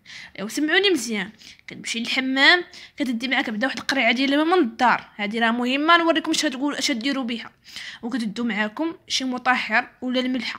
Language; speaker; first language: Arabic; native; Arabic